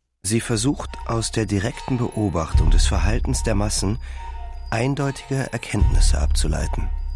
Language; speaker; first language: German; native; German